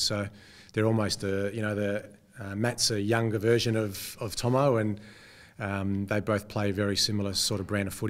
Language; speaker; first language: English; native; English